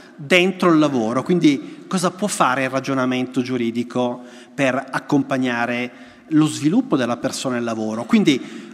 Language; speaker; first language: Italian; native; Italian